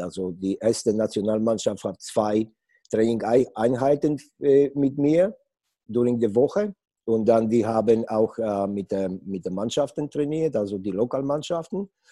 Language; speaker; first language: German; non-native, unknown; Polish